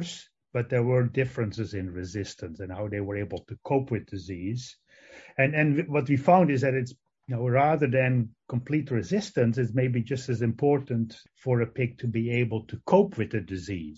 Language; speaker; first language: English; non-native, fluent; Dutch